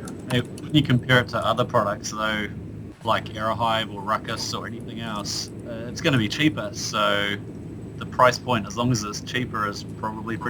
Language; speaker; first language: English; native; English